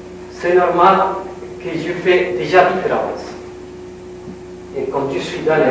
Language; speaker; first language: French; non-native, learner; Spanish